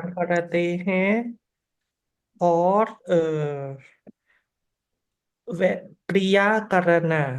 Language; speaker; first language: Hindi; non-native, learner; Thai